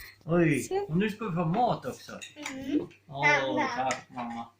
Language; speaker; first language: Swedish; native; Swedish